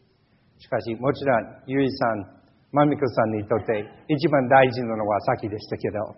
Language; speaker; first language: Japanese; non-native, fluent; English